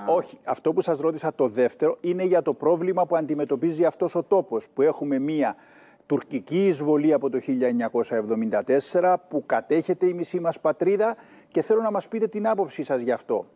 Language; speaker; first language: Greek; native; Greek